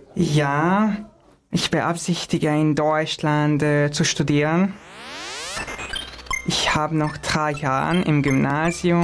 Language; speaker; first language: German; non-native, fluent; Hungarian